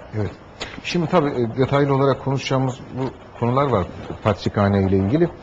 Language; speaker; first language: Turkish; native; Turkish